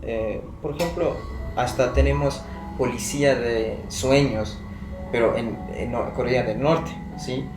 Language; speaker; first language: Spanish; non-native, fluent; Persian